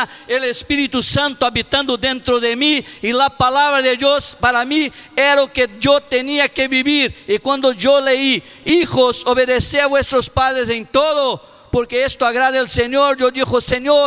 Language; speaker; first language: Spanish; non-native, learner; Portuguese